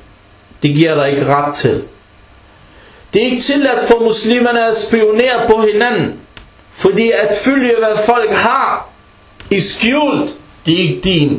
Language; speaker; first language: Danish; early bilingual, other home language; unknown